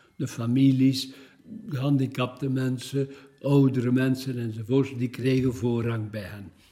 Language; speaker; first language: Dutch; native; Dutch